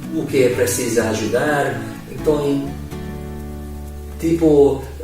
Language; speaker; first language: Portuguese; non-native, fluent; Hungarian